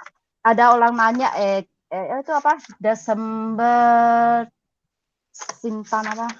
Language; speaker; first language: Indonesian; non-native, learner; Cantonese